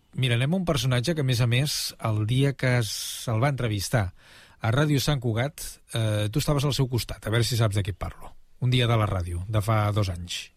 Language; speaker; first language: Catalan; native; Catalan